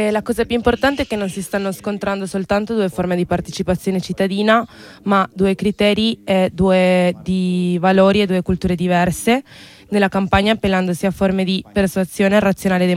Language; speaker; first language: Italian; non-native, fluent; Spanish